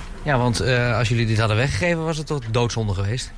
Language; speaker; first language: Dutch; native; Dutch